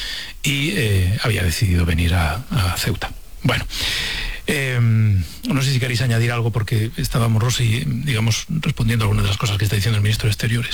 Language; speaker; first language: Spanish; native; Spanish